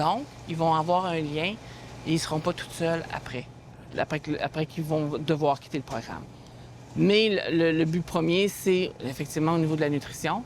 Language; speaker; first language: French; native; French